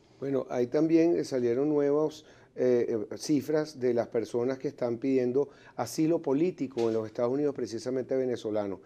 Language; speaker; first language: Spanish; native; Spanish